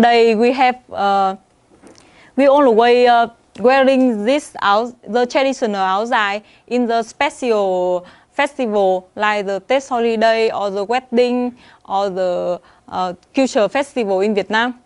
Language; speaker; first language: English; non-native, learner; Vietnamese